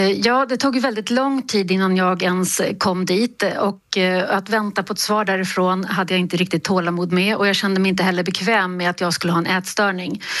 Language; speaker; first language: Swedish; native; Swedish